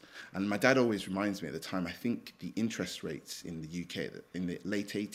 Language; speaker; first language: English; native; English